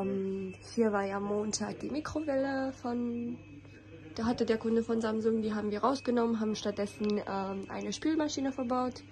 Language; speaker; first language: German; native; German